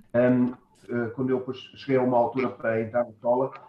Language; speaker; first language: Portuguese; early bilingual, heritage; German